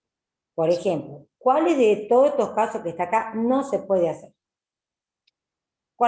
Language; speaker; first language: Spanish; native; Spanish